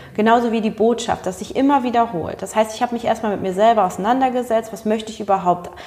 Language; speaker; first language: German; native; German